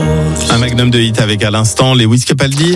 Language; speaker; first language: French; native; French